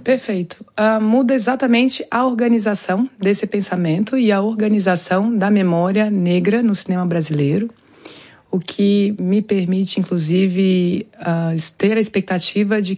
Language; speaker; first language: Portuguese; native; Portuguese